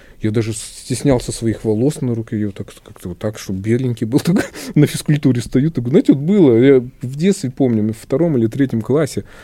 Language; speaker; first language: Russian; non-native, local second language; Kyrgyz